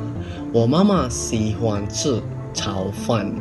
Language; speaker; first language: Chinese; non-native, learner; Malay